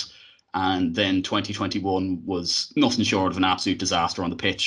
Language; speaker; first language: English; native; English